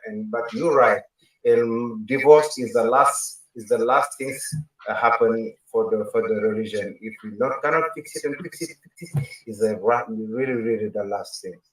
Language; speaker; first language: English; non-native, learner; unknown